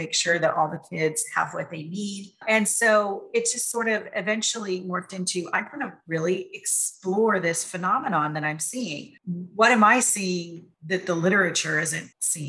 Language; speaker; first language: English; native; English